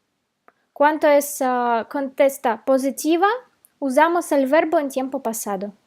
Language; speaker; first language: Spanish; non-native, fluent; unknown